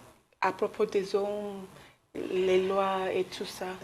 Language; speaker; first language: French; non-native, learner; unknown